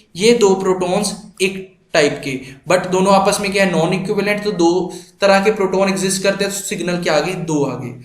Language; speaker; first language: Hindi; non-native, local second language; Punjabi